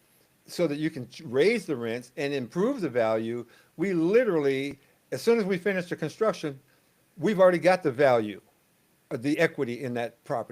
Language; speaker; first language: English; native; English